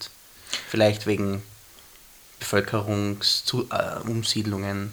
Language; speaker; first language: German; native; German